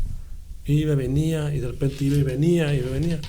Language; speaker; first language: Spanish; native; Spanish